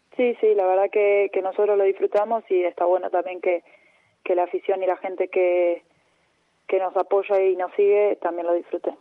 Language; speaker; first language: Spanish; native; Spanish